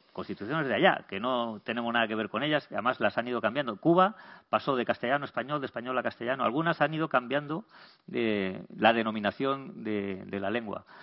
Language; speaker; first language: Spanish; native; Spanish